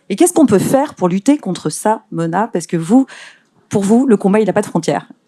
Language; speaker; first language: French; native; French